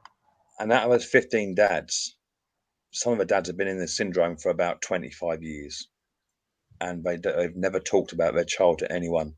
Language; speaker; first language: English; native; English